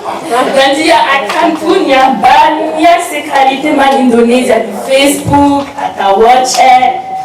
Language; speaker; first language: Indonesian; non-native, learner; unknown